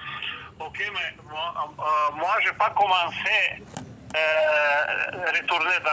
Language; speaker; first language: French; non-native, learner; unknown